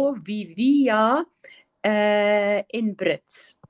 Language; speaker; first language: Spanish; non-native, learner; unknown